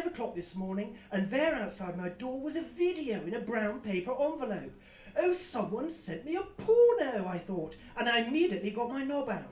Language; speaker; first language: English; native; English